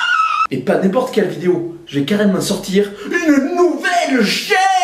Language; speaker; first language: French; native; French